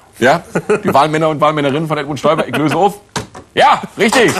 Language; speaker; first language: German; native; German